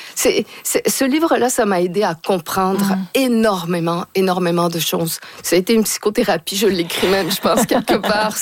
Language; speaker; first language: French; native; French